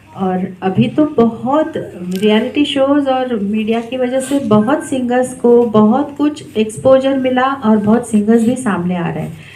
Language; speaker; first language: Hindi; non-native, local second language; Marathi